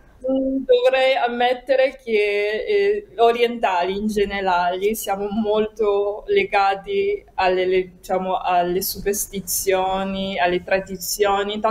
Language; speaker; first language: Italian; non-native, fluent; Chinese